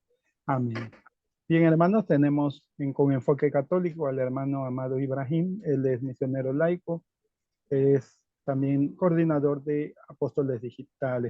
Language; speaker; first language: Spanish; native; Spanish